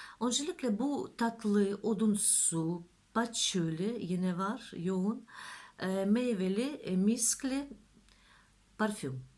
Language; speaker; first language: Turkish; non-native, learner; Russian